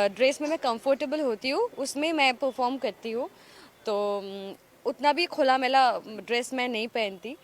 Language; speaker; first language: Hindi; non-native, local second language; Assamese